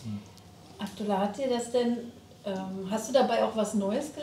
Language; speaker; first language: German; native; German